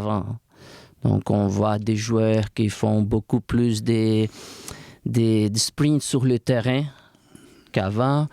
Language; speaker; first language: French; non-native, fluent; Portuguese